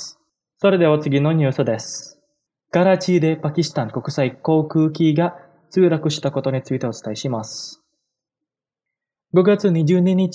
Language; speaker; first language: Japanese; non-native, fluent; Indonesian